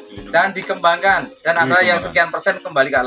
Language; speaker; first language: Indonesian; native; Indonesian